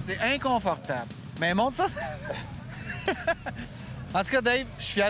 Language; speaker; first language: French; native; French